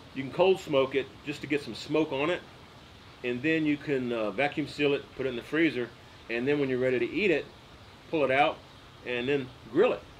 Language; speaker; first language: English; native; English